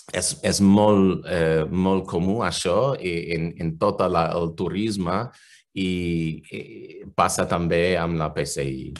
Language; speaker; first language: Catalan; non-native, fluent; English